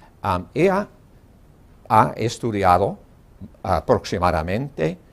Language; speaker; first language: Spanish; non-native, learner; English